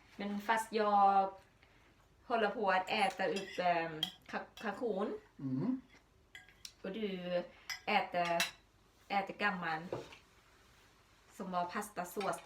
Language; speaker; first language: Swedish; non-native, learner; Thai